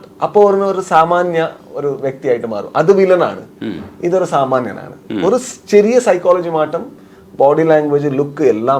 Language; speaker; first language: Malayalam; non-native, local second language; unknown